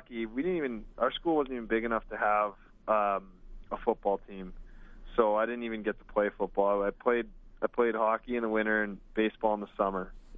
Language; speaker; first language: English; native; English